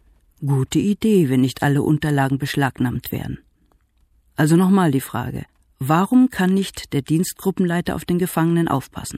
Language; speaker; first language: German; native; German